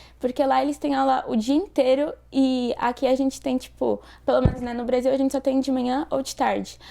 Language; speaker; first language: Portuguese; native; Portuguese